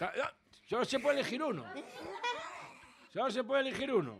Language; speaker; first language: Spanish; native; Spanish